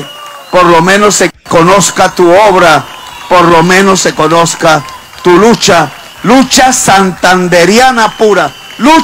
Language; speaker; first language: Spanish; native; Spanish